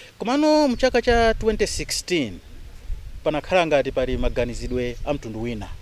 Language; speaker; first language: Nyanja; non-native, local second language; Tumbuka